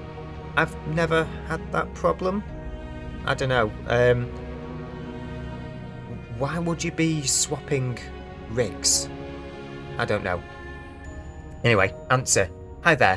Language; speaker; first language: English; native; English